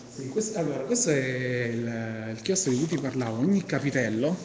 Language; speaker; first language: Italian; native; Italian